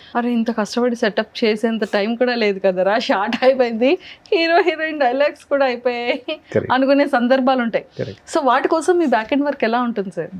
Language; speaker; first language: Telugu; native; Telugu